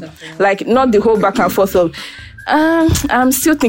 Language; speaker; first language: English; non-native, local second language; Yoruba